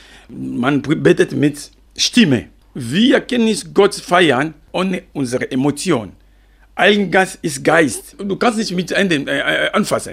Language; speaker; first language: German; non-native, fluent; French